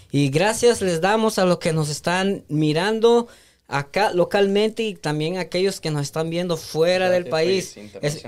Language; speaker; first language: Spanish; native; Spanish